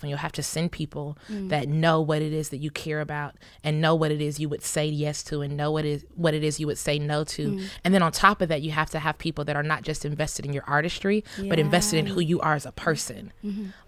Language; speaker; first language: English; native; English